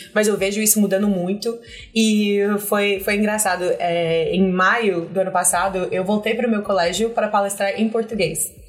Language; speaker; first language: Portuguese; non-native, fluent; English